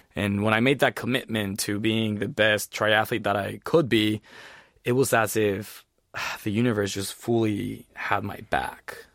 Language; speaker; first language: English; early bilingual, other home language; Spanish